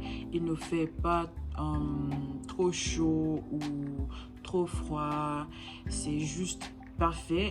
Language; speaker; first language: French; non-native, learner; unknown